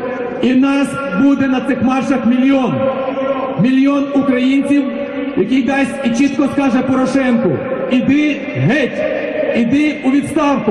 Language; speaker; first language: Ukrainian; native; Ukrainian